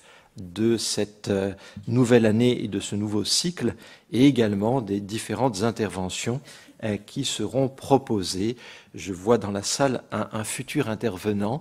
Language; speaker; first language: French; native; French